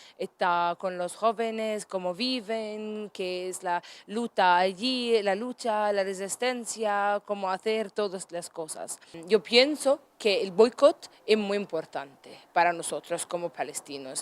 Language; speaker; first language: Spanish; non-native, learner; Arabic